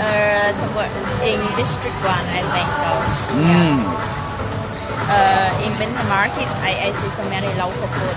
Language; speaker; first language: English; non-native, learner; Vietnamese